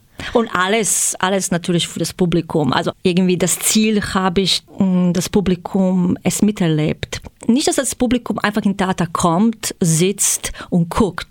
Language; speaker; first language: German; non-native, fluent; Croatian